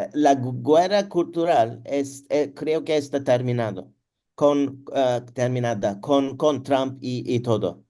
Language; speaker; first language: Spanish; non-native, learner; Turkish